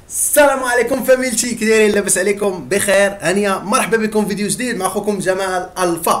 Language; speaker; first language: Arabic; native; Arabic